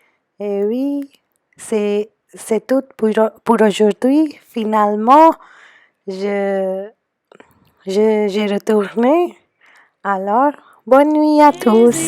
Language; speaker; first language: French; non-native, fluent; Hindi